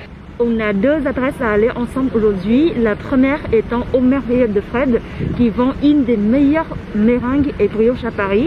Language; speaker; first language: French; non-native, fluent; Vietnamese